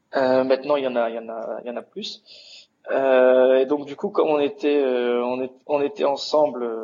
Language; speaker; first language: French; native; French